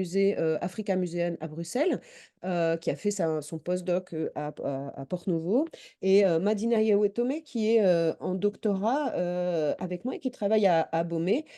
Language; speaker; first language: French; native; French